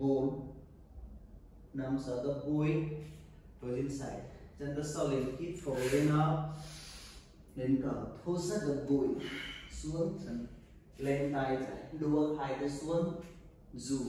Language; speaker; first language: Vietnamese; non-native, learner; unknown